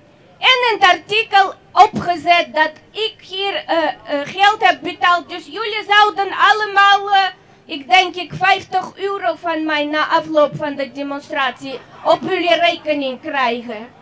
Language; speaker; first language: Dutch; non-native, fluent; Russian